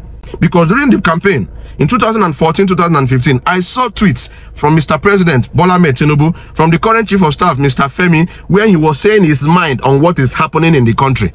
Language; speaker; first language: English; non-native, local second language; Igbo